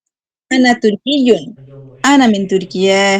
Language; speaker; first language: Arabic; non-native, learner; Bangla